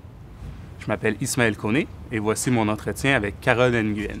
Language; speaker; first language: French; native; French